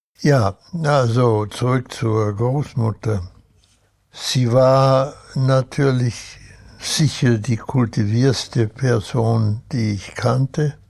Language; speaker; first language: German; early bilingual, heritage; German